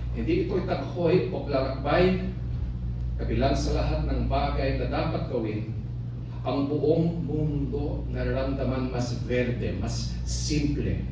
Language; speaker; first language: Filipino; early bilingual, heritage; Filipino